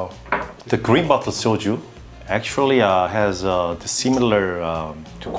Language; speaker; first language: English; non-native, learner; Korean